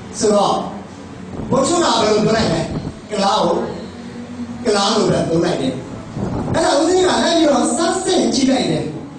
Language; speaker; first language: Burmese; native; Burmese